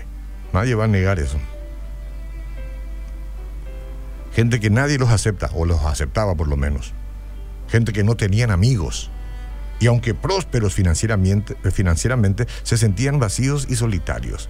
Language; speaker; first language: Spanish; native; Spanish